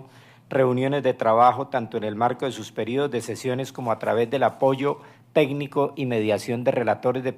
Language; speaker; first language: Spanish; native; Spanish